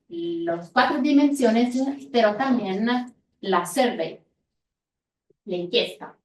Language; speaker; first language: Spanish; non-native, fluent; Italian